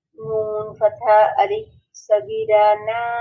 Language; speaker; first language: Arabic; non-native, learner; Bangla